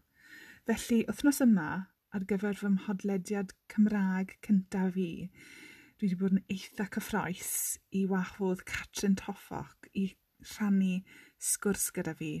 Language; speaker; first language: Welsh; non-native, local second language; English